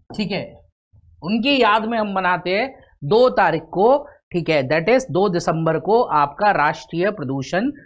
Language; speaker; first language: Hindi; native; Hindi